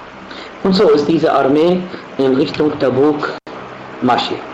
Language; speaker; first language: German; non-native, fluent; Arabic